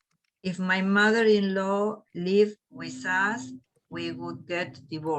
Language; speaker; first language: English; non-native, learner; Spanish